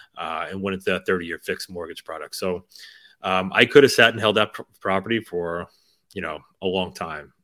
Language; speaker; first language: English; native; English